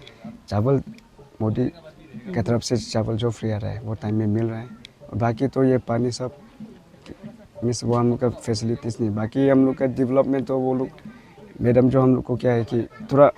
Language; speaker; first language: Hindi; non-native, local second language; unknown